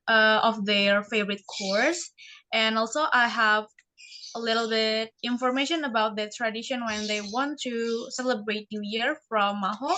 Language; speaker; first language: English; non-native, learner; Indonesian